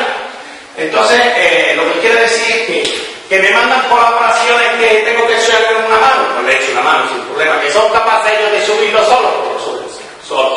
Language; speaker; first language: Spanish; native; Spanish